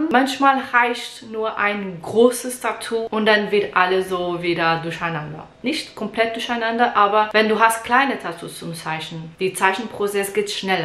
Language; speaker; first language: German; non-native, learner; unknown